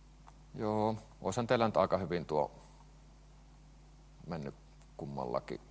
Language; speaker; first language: Finnish; native; Finnish